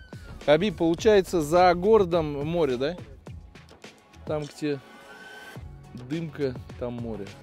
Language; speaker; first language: Russian; native; Russian